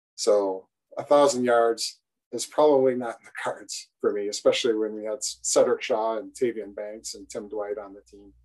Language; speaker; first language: English; native; English